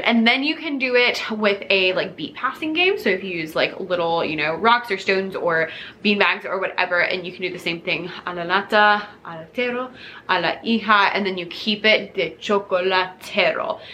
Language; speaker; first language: English; native; English